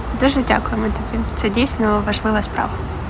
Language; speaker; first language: Ukrainian; native; Ukrainian